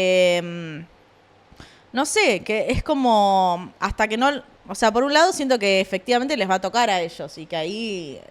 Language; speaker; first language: Spanish; native; Spanish